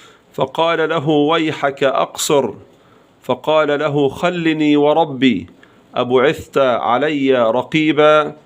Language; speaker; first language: Arabic; native; Arabic